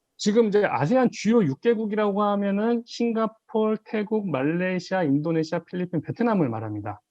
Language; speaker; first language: Korean; native; Korean